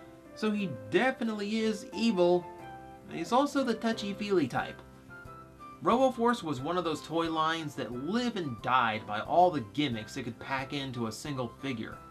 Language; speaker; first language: English; native; English